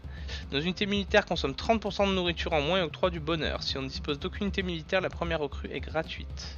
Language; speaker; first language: French; native; French